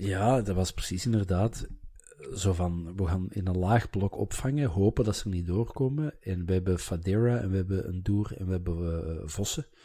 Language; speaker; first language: Dutch; native; Dutch